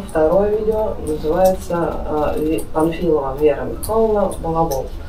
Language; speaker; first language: Russian; native; Russian